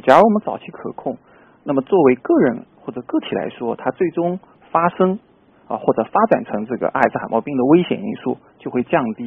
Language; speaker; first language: Chinese; native; Chinese